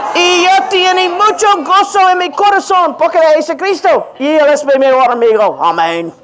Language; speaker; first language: Spanish; non-native, learner; English